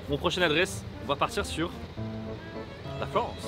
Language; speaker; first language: French; native; French